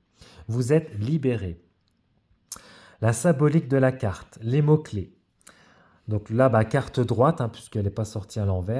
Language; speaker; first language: French; native; French